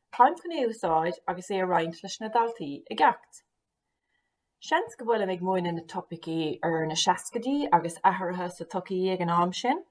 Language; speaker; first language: Irish; native; Irish